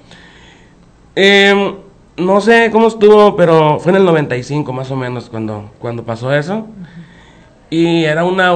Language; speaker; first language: Spanish; native; Spanish